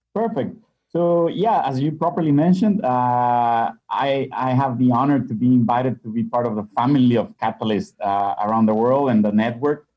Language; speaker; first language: English; non-native, fluent; Spanish